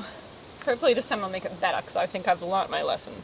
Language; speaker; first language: English; native; English